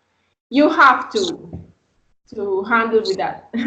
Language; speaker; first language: English; non-native, learner; Spanish